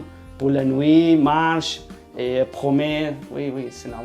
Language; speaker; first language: French; non-native, learner; Spanish